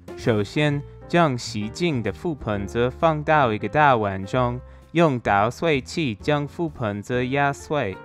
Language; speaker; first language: Chinese; non-native, fluent; English